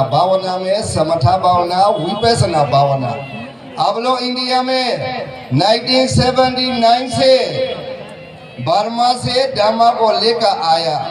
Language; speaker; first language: Hindi; non-native, learner; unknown